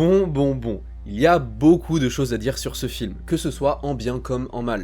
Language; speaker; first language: French; native; French